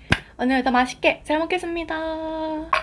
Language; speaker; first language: Korean; non-native, fluent; Japanese